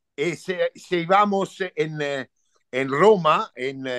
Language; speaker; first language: Spanish; non-native, learner; Italian